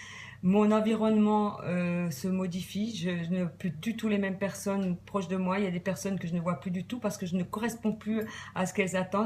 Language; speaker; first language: French; native; French